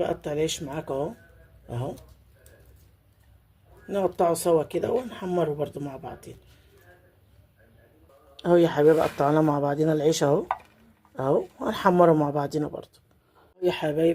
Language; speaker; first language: Arabic; native; Arabic